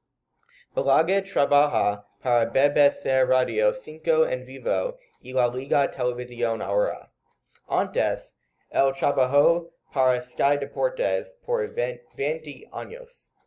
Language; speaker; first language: Spanish; non-native, learner; English